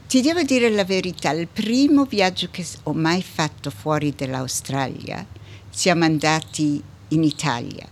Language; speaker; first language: Italian; early bilingual, heritage; Italian